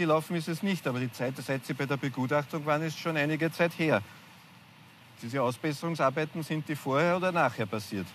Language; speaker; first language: German; native; German